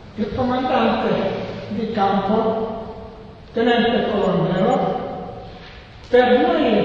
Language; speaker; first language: Italian; non-native, learner; Serbian